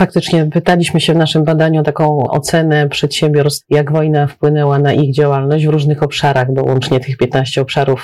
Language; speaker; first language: Polish; native; Polish